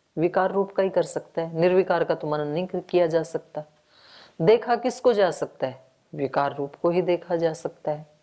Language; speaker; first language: Hindi; native; Hindi